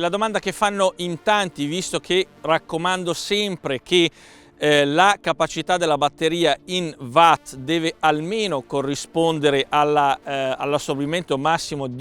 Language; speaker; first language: Italian; native; Italian